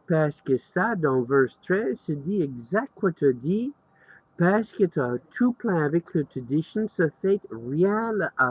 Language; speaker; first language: French; non-native, learner; English